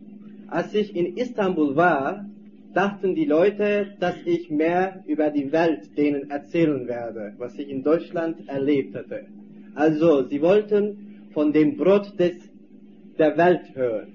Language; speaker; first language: German; non-native, fluent; Turkish